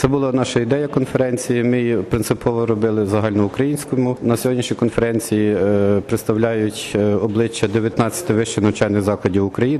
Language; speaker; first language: Ukrainian; native; Ukrainian